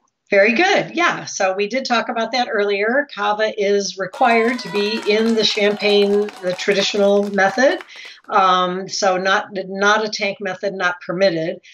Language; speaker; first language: English; native; English